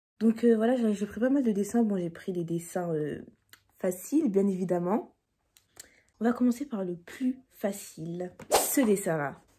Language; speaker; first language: French; native; French